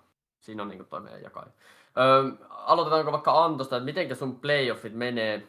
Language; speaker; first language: Finnish; native; Finnish